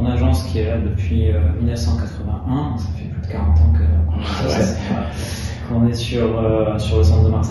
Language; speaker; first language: French; native; French